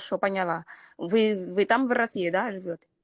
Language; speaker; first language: Russian; non-native, learner; Portuguese